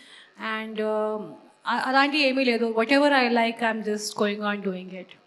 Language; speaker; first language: Telugu; non-native, fluent; Hindi